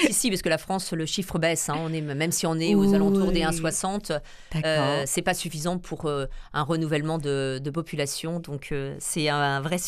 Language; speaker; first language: French; native; French